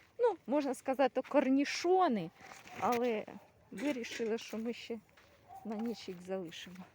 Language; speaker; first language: Ukrainian; native; Ukrainian